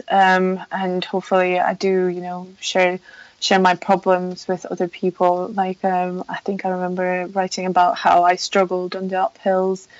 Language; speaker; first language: English; non-native, fluent; Polish